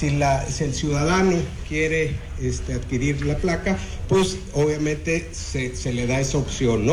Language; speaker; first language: Spanish; native; Spanish